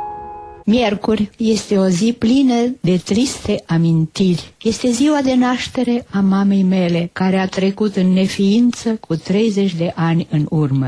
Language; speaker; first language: Romanian; native; Romanian